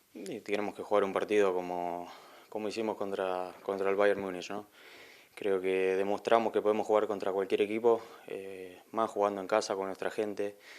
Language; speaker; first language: Spanish; native; Spanish